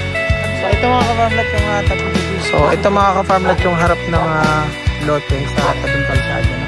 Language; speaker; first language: Filipino; native; Filipino